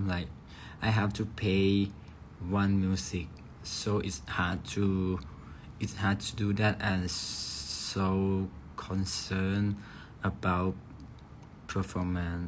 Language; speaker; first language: English; non-native, learner; Thai